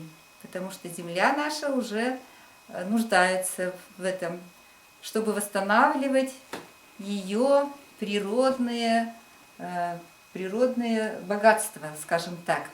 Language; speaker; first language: Russian; native; Russian